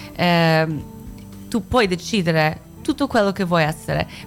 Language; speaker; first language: Italian; non-native, fluent; Croatian